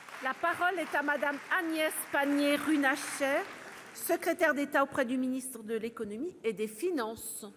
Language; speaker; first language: French; native; French